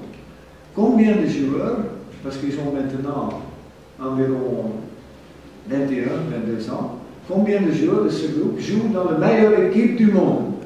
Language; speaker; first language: French; non-native, fluent; German